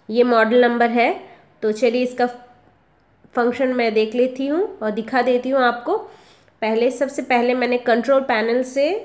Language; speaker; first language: Hindi; non-native, local second language; Bangla